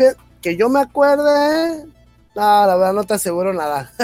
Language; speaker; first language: Spanish; native; Spanish